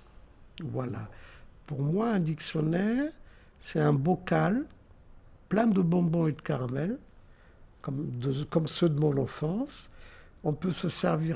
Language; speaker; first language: French; non-native, local second language; Arabic